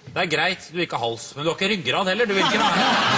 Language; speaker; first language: Norwegian; native; Norwegian